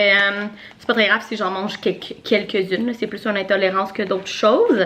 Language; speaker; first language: French; native; French